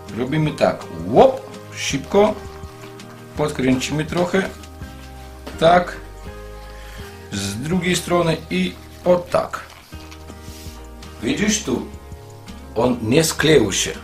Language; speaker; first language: Polish; non-native, fluent; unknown